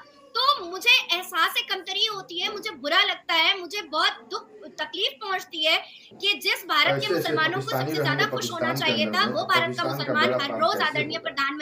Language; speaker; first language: Hindi; native; Hindi